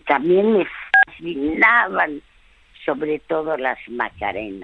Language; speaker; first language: Spanish; early bilingual, other home language; French